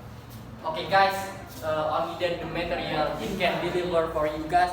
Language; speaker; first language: English; non-native, local second language; Indonesian